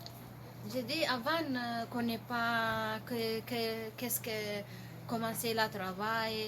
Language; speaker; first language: French; non-native, learner; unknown